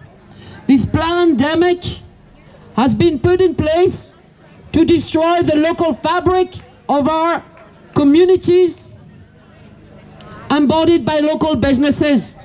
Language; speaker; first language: English; non-native, fluent; French